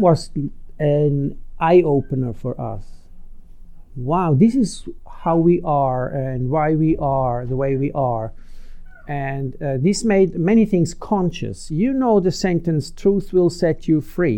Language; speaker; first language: English; non-native, fluent; Swiss German